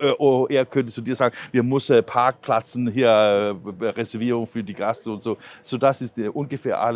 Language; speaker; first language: German; non-native, learner; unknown